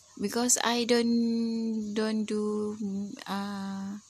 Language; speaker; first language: English; non-native, learner; Malay